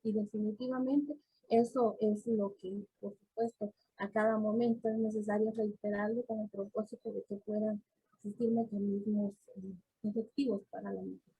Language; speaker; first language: Spanish; native; Spanish